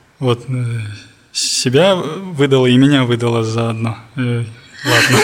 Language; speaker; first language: Russian; non-native, local second language; Kazakh